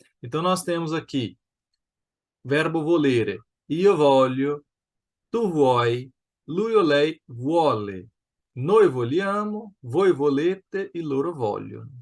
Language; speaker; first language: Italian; non-native, fluent; Portuguese